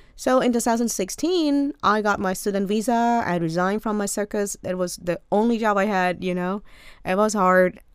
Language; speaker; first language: English; non-native, fluent; Khmer